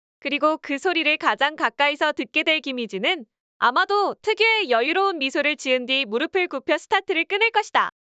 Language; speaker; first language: Korean; native; Korean